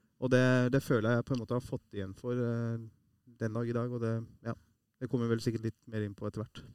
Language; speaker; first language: Norwegian; early bilingual, other home language; Persian